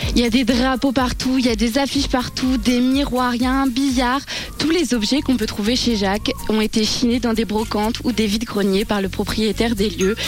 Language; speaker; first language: French; native; French